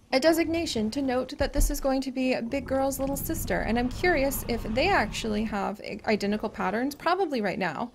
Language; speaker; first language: English; native; English